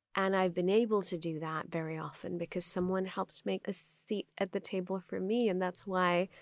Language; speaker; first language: English; non-native, local second language; Urdu